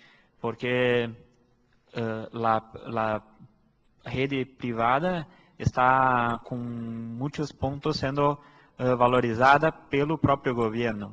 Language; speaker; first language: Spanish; non-native, fluent; Portuguese